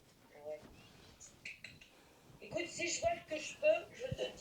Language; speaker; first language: French; native; French